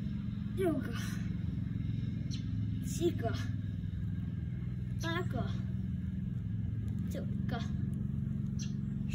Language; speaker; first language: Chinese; early bilingual, heritage; Chinese